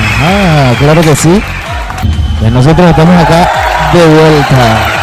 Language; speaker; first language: Spanish; native; Spanish